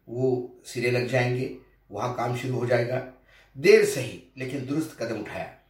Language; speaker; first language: Hindi; non-native, local second language; Marathi